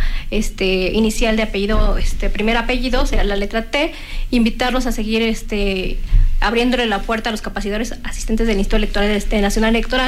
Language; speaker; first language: Spanish; native; Spanish